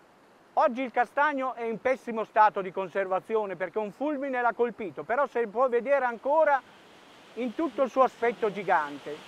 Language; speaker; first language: Italian; native; Italian